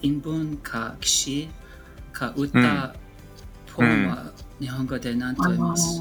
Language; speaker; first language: Japanese; non-native, learner; English